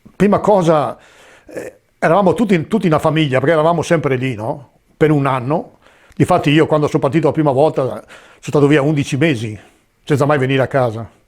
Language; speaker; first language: Italian; native; Italian